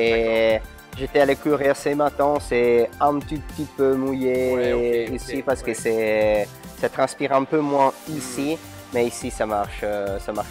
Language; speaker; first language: French; non-native, learner; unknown